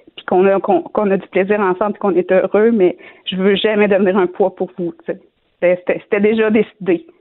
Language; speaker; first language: French; native; French